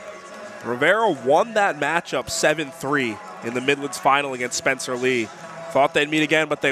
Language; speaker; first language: English; native; English